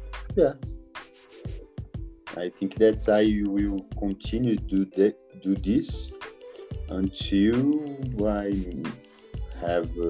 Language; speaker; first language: English; non-native, learner; Portuguese